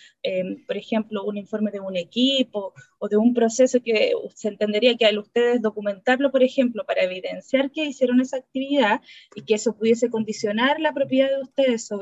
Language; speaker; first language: Spanish; native; Spanish